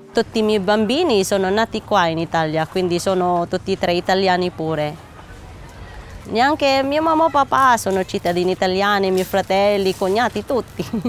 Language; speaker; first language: Italian; non-native, learner; Filipino